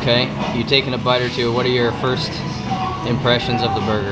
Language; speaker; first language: English; early bilingual, other home language; Korean